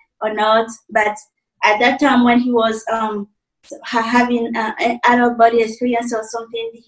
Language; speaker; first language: English; non-native, fluent; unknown